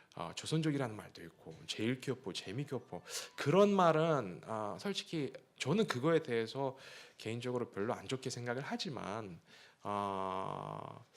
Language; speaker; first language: Korean; non-native, fluent; Russian